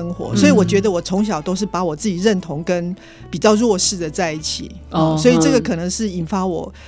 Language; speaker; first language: Chinese; non-native, local second language; Min Nan Chinese